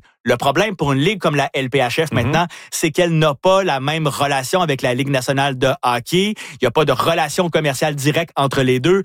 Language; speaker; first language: French; native; French